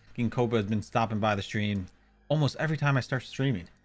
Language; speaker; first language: English; native; English